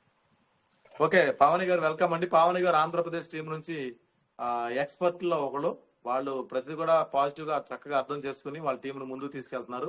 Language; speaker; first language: Telugu; native; Telugu